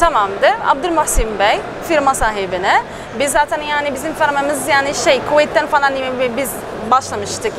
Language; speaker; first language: Turkish; non-native, learner; Arabic